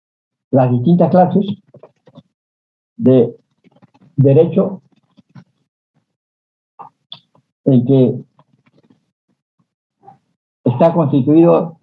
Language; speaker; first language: Spanish; native; Spanish